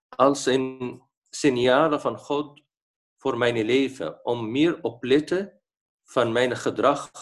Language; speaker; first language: Dutch; non-native, learner; Arabic